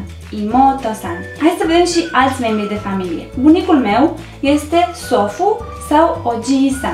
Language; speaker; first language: Romanian; native; Romanian